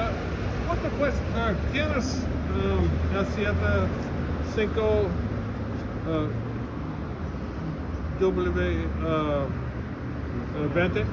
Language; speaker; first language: Spanish; non-native, learner; English